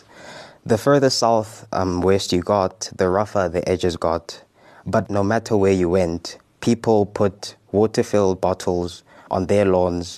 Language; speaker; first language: English; non-native, local second language; Zulu